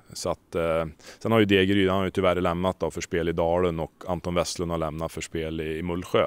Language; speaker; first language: Swedish; native; Swedish